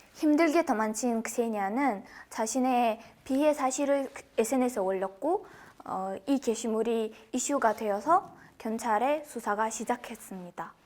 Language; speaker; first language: Korean; non-native, fluent; Kazakh